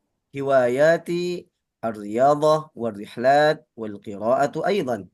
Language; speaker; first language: Arabic; non-native, fluent; Indonesian